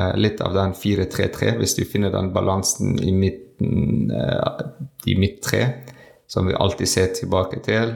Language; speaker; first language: Norwegian; non-native, learner; French